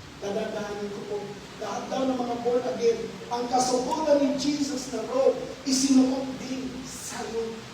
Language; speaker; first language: Filipino; non-native, local second language; Hiligaynon